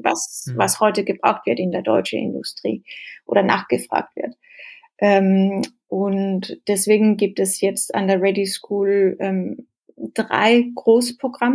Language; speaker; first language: German; non-native, fluent; Danish